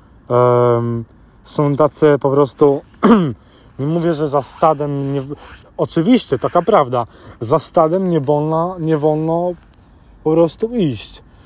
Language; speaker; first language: Polish; early bilingual, heritage; Polish